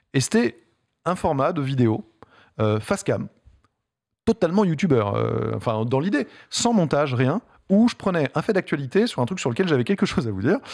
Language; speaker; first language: French; native; French